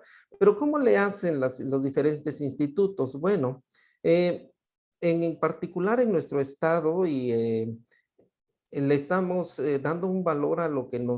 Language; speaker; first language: Spanish; native; Spanish